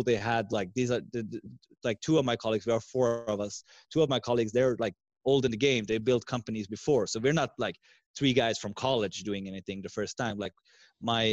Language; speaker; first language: English; non-native, fluent; Swedish